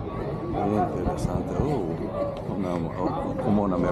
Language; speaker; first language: Spanish; non-native, learner; English